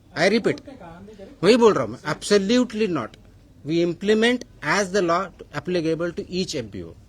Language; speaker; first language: Hindi; non-native, local second language; Marathi